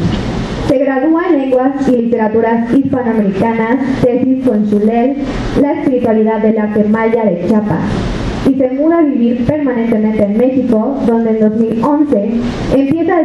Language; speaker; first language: Spanish; native; Spanish